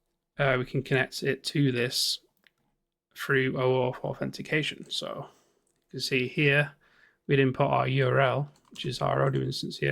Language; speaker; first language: English; native; English